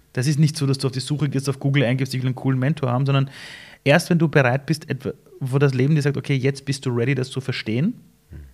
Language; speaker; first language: German; early bilingual, other home language; Persian